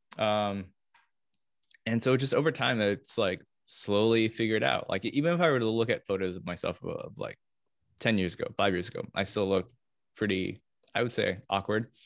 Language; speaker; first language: English; early bilingual, other home language; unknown